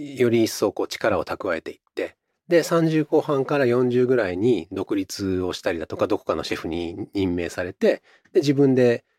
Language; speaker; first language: Japanese; native; Japanese